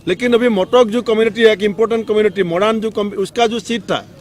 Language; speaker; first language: Hindi; non-native, local second language; Assamese